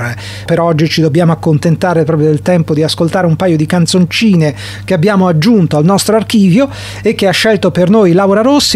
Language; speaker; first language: Italian; native; Italian